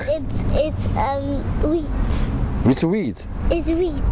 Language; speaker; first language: English; early bilingual, other home language; Croatian